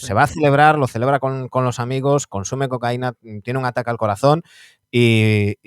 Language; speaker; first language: Spanish; native; Spanish